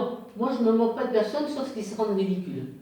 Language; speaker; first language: French; native; French